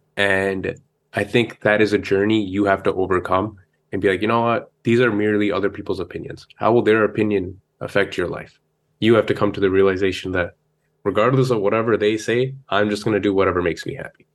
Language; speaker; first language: English; native; English